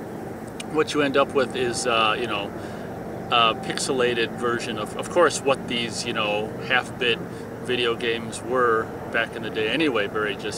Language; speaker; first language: English; native; English